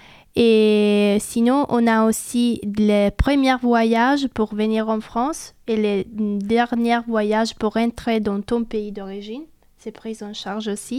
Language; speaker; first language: French; non-native, fluent; Italian